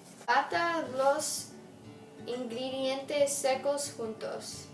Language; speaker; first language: Spanish; non-native, learner; English